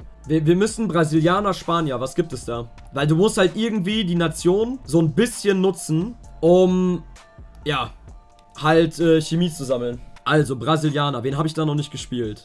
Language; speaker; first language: German; native; German